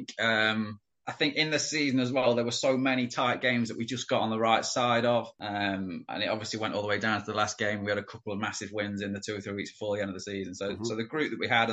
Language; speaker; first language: English; native; English